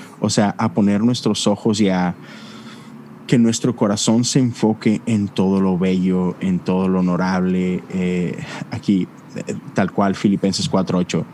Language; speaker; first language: Spanish; native; Spanish